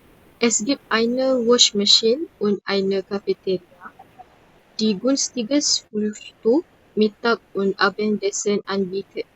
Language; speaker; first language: German; non-native, learner; Malay